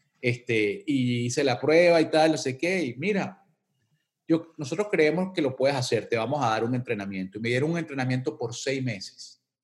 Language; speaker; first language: Spanish; native; Spanish